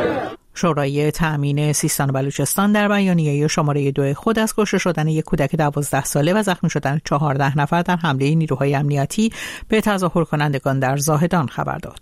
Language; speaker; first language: Persian; native; Persian